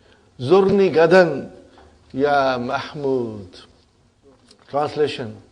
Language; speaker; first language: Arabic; non-native, fluent; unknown